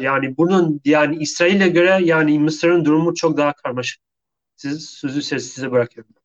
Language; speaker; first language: Turkish; non-native, fluent; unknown